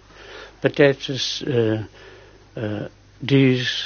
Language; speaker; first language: French; non-native, learner; English